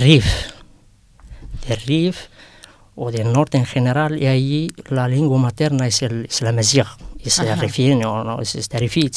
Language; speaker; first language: Spanish; non-native, fluent; Arabic